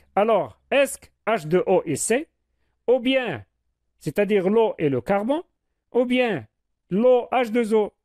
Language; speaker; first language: French; non-native, local second language; Arabic